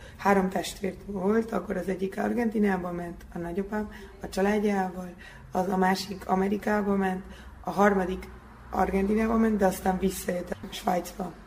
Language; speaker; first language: Hungarian; early bilingual, heritage; Hungarian